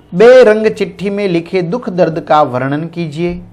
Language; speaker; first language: Hindi; non-native, local second language; Gujarati